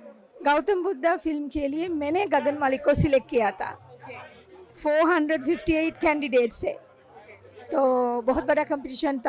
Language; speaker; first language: Hindi; non-native, fluent; Sinhala